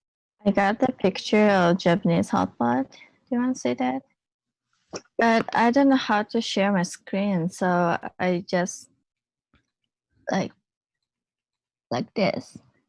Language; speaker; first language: English; non-native, learner; Japanese